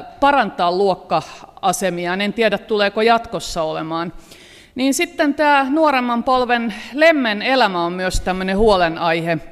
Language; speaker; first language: Finnish; native; Finnish